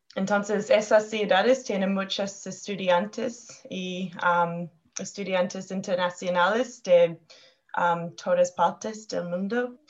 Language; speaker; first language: Spanish; non-native, learner; English